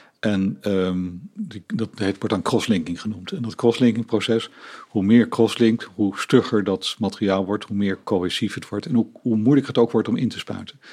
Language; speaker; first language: Dutch; native; Dutch